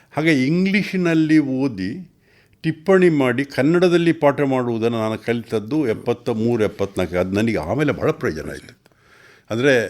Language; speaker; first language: Kannada; non-native, local second language; Tulu